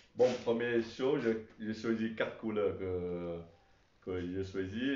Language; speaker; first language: French; non-native, learner; Chinese